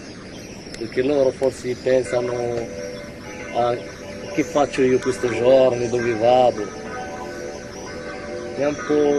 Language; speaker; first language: Italian; non-native, learner; Arabic